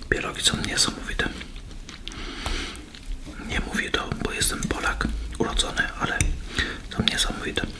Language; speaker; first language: Polish; early bilingual, heritage; Polish